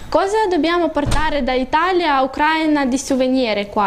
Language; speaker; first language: Italian; non-native, learner; Russian